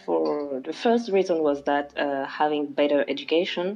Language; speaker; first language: English; non-native, local second language; French